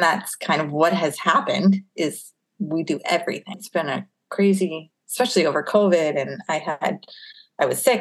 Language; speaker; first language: English; native; English